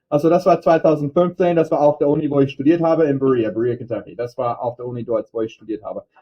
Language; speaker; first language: German; non-native, fluent; English